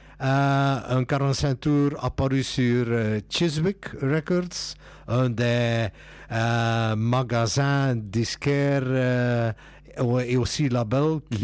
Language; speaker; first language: French; non-native, local second language; Dutch